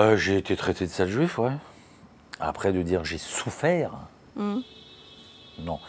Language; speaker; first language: French; native; French